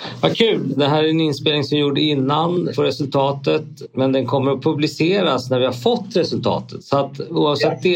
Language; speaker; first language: Swedish; native; Swedish